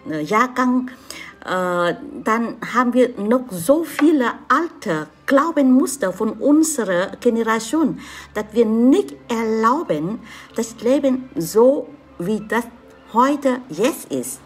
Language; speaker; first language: German; non-native, learner; Vietnamese